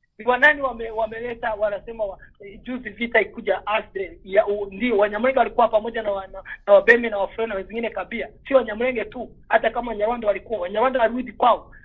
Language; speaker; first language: Swahili; non-native, local second language; Kinyarwanda